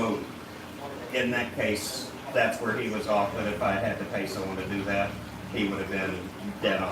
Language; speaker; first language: English; native; English